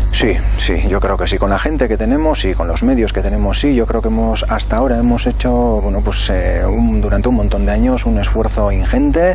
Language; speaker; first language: Spanish; native; Spanish